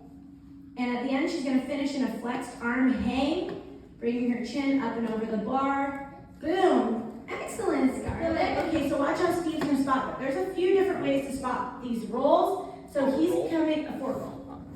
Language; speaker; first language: English; native; English